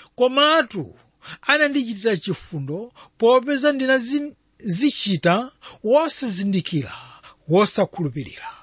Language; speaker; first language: Nyanja; non-native, local second language; Tumbuka